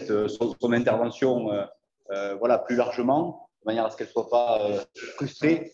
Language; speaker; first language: French; native; French